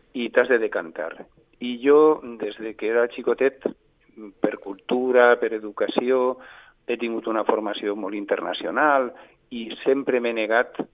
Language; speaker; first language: Catalan; non-native, local second language; Spanish